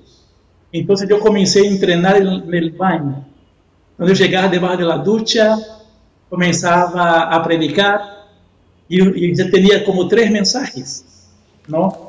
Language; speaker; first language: Spanish; non-native, fluent; Portuguese